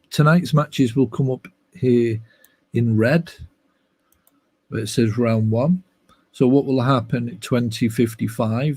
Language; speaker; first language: English; native; English